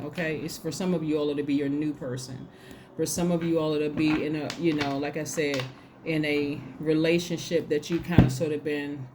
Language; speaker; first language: English; native; English